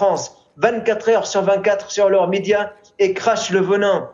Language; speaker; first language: French; non-native, fluent; Arabic